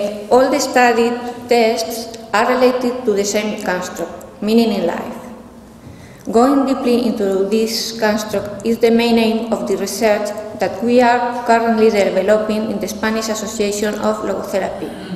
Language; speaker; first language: English; non-native, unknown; Spanish